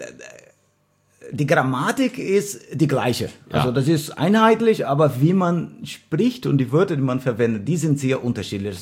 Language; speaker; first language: German; non-native, fluent; Portuguese